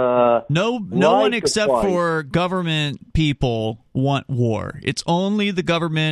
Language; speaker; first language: English; native; English